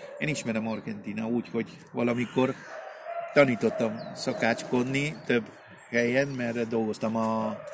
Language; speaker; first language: Hungarian; early bilingual, heritage; Spanish